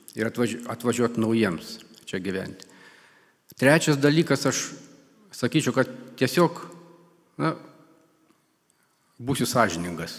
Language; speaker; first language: Lithuanian; native; Lithuanian